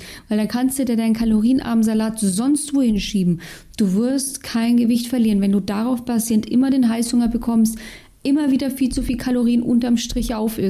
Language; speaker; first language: German; native; German